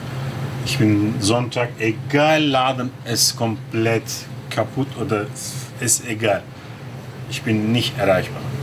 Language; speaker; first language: German; non-native, learner; Turkish